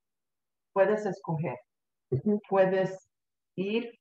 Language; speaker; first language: Spanish; early bilingual, heritage; Spanish